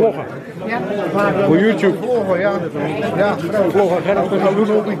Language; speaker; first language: Dutch; native; Dutch